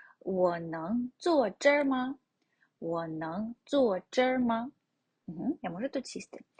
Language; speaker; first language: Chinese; non-native, fluent; Ukrainian